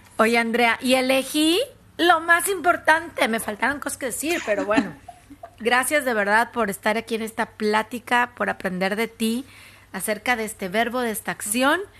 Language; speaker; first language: Spanish; native; Spanish